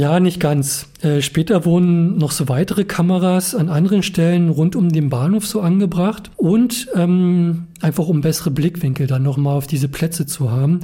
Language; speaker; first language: German; native; German